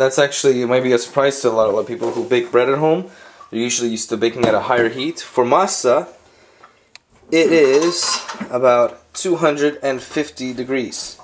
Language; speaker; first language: English; early bilingual, other home language; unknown